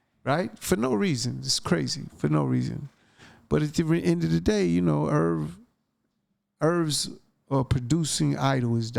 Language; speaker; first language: English; native; English